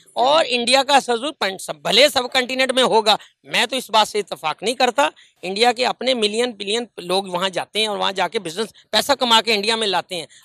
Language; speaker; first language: Hindi; native; Hindi